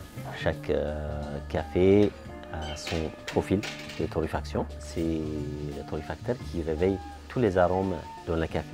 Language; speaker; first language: French; non-native, fluent; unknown